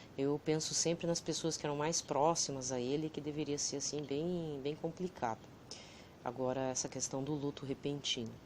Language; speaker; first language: Portuguese; native; Portuguese